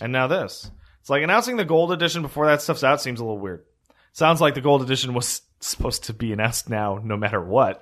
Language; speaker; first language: English; early bilingual, other home language; French